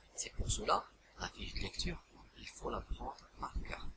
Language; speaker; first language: French; non-native, local second language; Arabic